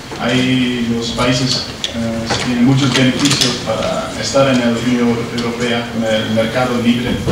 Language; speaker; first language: Spanish; non-native, learner; Dutch